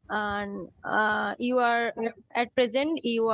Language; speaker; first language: English; non-native, learner; Bangla